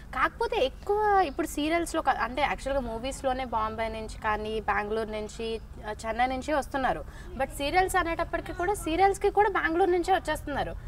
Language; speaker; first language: Telugu; native; Telugu